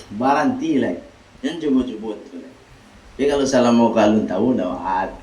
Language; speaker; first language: Malay; non-native, local second language; Minangkabau